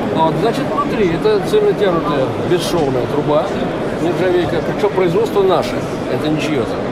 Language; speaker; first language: Russian; native; Russian